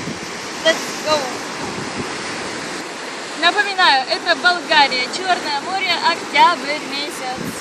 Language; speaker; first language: Russian; native; Russian